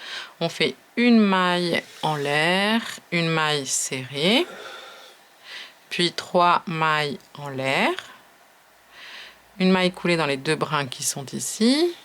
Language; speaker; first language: French; native; French